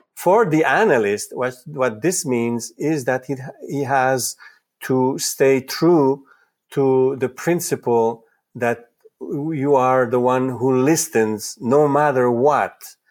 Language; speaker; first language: English; non-native, fluent; Italian